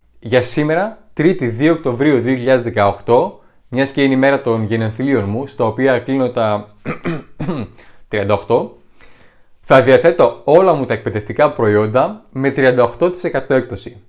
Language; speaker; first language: Greek; native; Greek